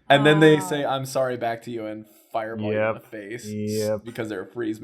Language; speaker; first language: English; native; English